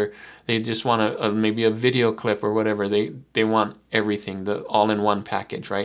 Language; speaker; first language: English; native; English